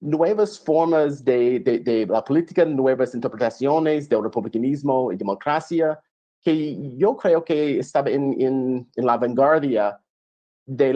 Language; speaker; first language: Spanish; non-native, fluent; English